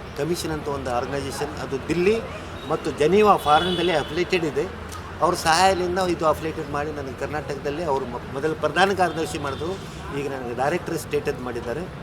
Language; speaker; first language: Kannada; non-native, local second language; Urdu